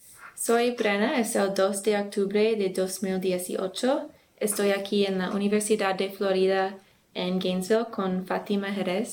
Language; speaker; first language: Spanish; non-native, learner; English